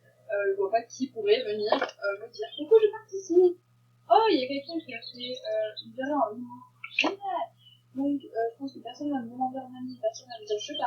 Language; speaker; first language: French; native; French